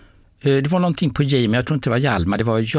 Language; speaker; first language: Swedish; native; Swedish